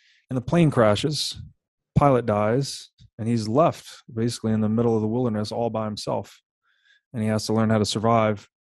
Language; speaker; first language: English; native; English